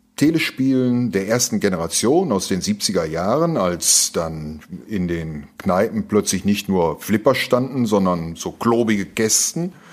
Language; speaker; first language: German; native; German